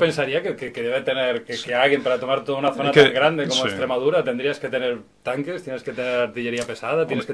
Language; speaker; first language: Spanish; native; Spanish